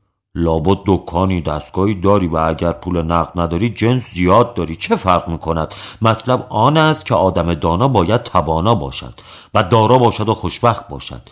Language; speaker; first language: Persian; native; Persian